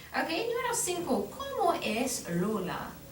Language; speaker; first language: Spanish; non-native, learner; English